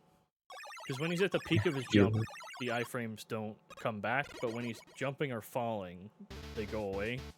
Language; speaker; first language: English; native; English